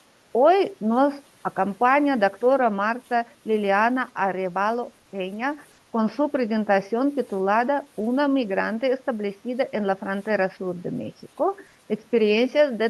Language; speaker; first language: Spanish; non-native, learner; Russian